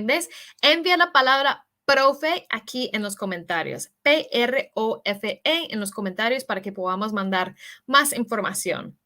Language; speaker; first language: Spanish; non-native, fluent; English